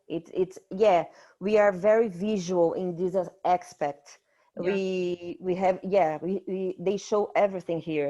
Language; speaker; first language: English; non-native, fluent; Portuguese